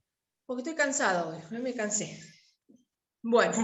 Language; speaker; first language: Spanish; native; Spanish